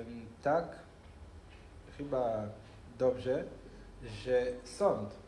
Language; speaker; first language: Polish; non-native, learner; Hebrew